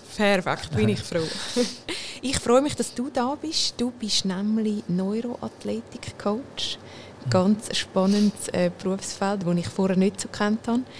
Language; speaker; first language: German; native; German